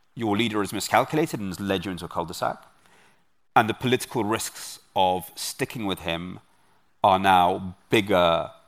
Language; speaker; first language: English; native; English